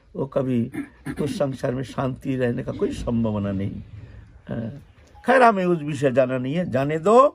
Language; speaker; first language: Hindi; non-native, local second language; Bangla